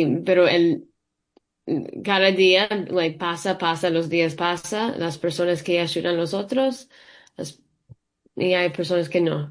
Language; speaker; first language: Spanish; early bilingual, heritage; English